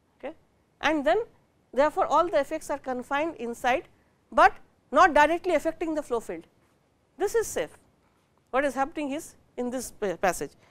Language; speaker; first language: English; non-native, local second language; Bangla